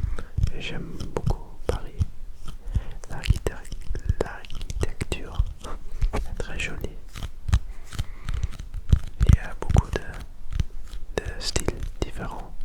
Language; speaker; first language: French; non-native, learner; Dutch